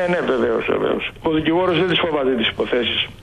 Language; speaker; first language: Greek; native; Greek